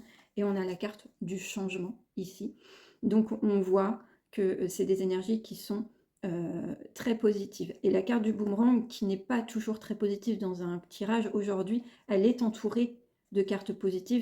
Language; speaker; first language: French; native; French